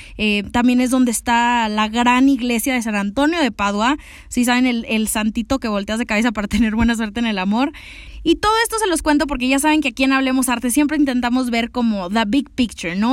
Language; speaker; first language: Spanish; native; Spanish